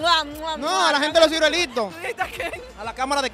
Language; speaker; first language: Spanish; native; Spanish